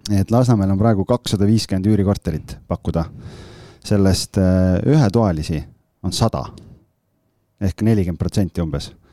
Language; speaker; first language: Estonian; native; Estonian